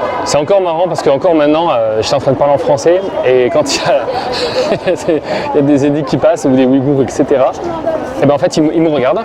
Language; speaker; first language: French; native; French